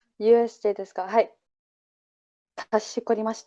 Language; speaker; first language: Japanese; non-native, learner; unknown